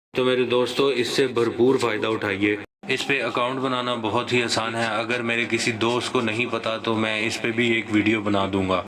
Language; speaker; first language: Urdu; native; Urdu